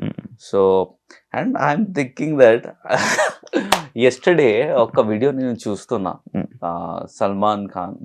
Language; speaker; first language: Telugu; non-native, learner; Hindi